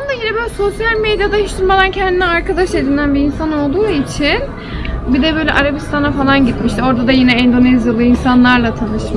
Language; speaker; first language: Turkish; native; Turkish